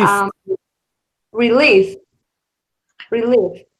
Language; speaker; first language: English; non-native, learner; Spanish